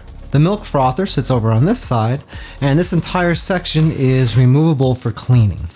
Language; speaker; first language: English; native; English